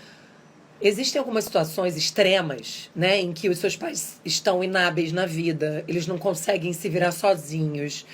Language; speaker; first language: Portuguese; native; Portuguese